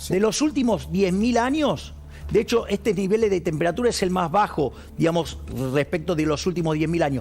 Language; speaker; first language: Spanish; native; Spanish